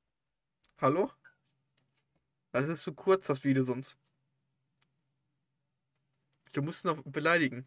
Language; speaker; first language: German; native; German